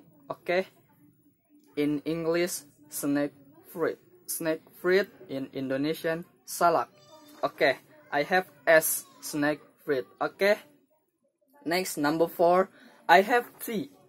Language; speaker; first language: English; non-native, learner; Indonesian